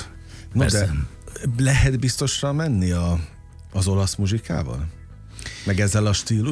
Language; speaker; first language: Hungarian; native; Hungarian